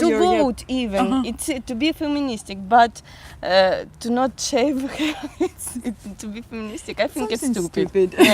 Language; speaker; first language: English; non-native, fluent; Russian